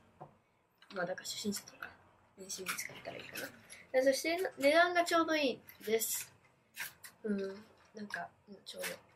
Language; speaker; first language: Japanese; early bilingual, heritage; Japanese